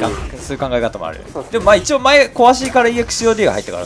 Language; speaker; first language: Japanese; native; Japanese